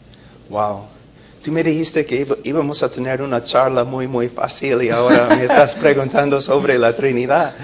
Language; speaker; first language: Spanish; non-native, fluent; English